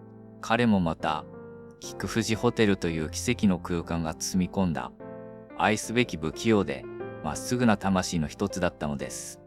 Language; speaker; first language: Japanese; native; Japanese